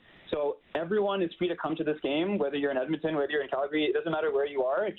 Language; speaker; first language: English; native; English